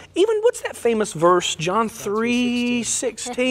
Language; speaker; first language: English; native; English